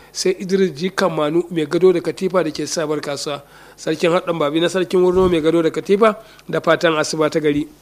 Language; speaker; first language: Hausa; native; Hausa